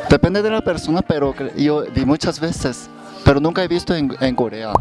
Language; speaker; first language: Spanish; non-native, learner; Korean